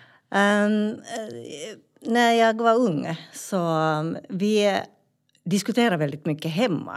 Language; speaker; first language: Swedish; non-native, fluent; Finnish